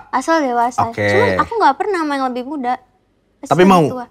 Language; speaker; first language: Indonesian; native; Indonesian